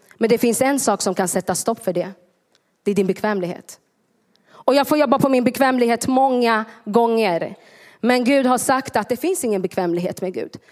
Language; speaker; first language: Swedish; early bilingual, other home language; Tigrinya